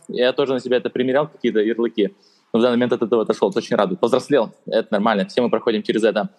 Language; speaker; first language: Russian; native; Russian